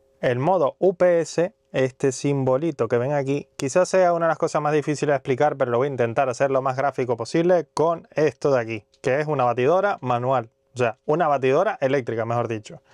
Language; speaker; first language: Spanish; native; Spanish